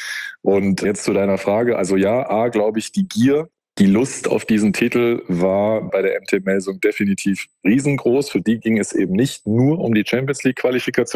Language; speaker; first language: German; native; German